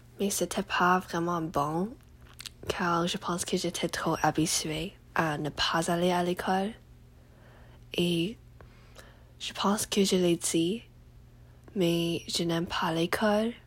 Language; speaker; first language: French; non-native, learner; English